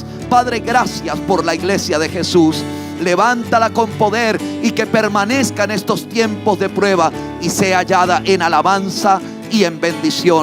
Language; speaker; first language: Spanish; native; Spanish